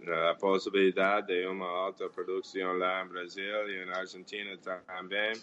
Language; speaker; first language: Portuguese; non-native, fluent; English